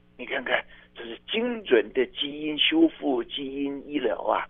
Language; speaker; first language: Chinese; native; Chinese